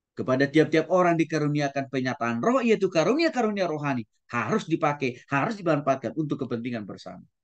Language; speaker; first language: Indonesian; non-native, local second language; Batak Toba